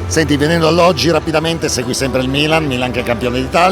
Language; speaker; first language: Italian; native; Italian